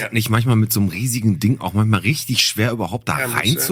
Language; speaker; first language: German; native; German